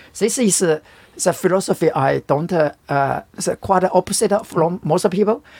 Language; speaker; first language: English; non-native, learner; Chinese